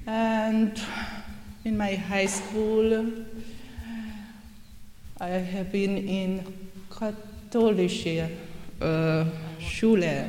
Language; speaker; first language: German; non-native, learner; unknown